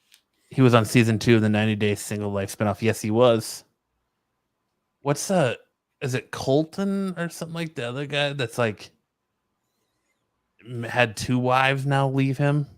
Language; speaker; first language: English; native; English